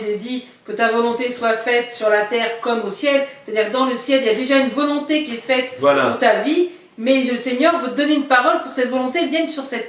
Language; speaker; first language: French; native; French